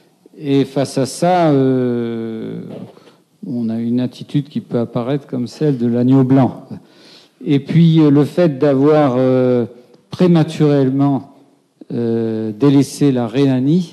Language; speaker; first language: French; native; French